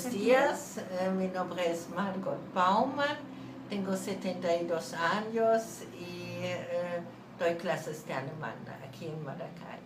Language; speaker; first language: Spanish; non-native, fluent; German